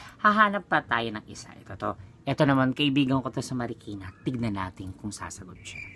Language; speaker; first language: Filipino; native; Filipino